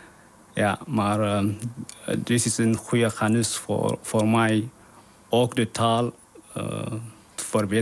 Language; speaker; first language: Dutch; non-native, learner; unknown